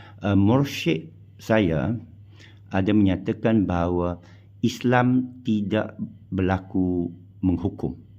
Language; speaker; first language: Malay; non-native, local second language; Min Nan Chinese